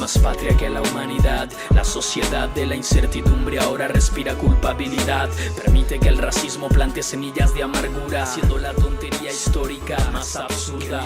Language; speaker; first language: Spanish; native; Spanish